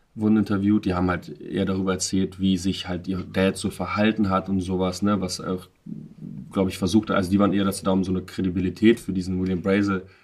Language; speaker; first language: German; non-native, fluent; Russian